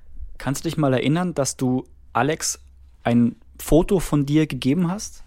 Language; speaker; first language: German; native; German